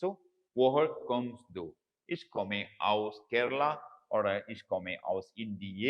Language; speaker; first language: German; non-native, learner; Malayalam